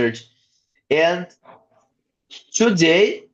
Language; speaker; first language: English; non-native, learner; Portuguese